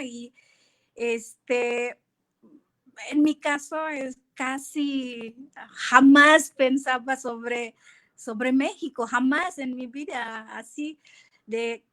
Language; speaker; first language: Spanish; non-native, fluent; Indonesian